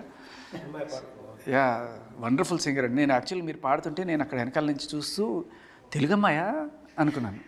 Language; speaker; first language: Telugu; native; Telugu